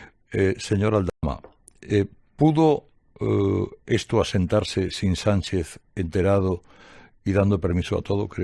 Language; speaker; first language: Spanish; native; Spanish